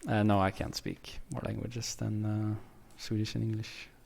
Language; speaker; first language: English; non-native, fluent; Swedish